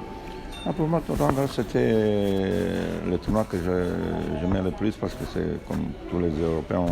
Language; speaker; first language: French; non-native, fluent; Romanian